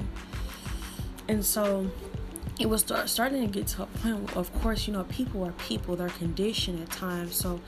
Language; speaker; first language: English; native; English